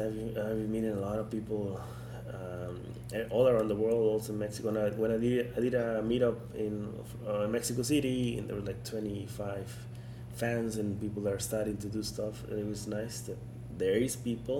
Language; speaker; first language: English; non-native, fluent; Spanish